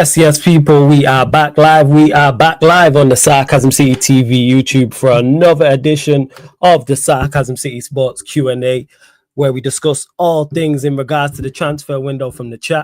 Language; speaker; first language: English; native; English